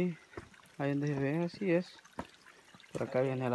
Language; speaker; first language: Spanish; native; Spanish